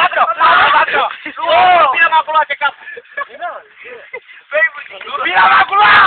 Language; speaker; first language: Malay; non-native, local second language; Tamil